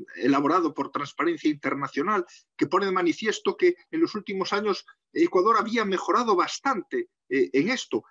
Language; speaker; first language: Spanish; native; Spanish